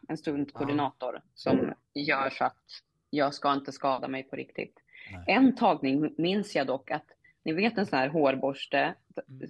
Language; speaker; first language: Swedish; native; Swedish